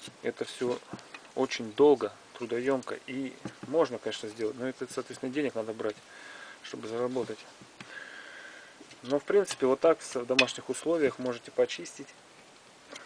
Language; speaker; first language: Russian; native; Russian